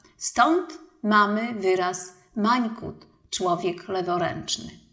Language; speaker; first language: Polish; native; Polish